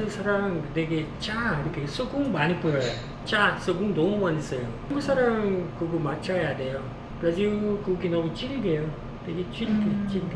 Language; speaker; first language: Korean; non-native, learner; Portuguese